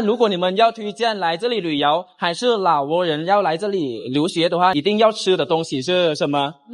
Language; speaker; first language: Chinese; non-native, fluent; Lao